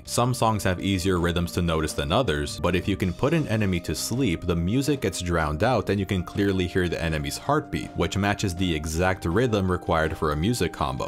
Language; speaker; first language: English; native; English